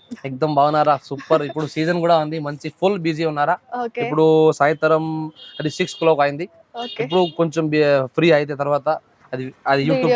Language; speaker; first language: Telugu; non-native, local second language; Hindi